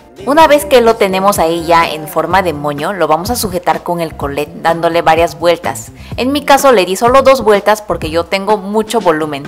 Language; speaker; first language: Spanish; non-native, fluent; Korean